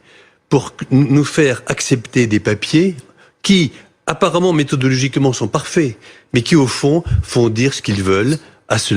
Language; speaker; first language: French; native; French